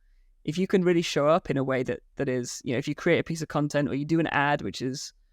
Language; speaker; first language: English; native; English